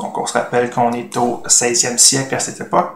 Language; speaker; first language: French; native; French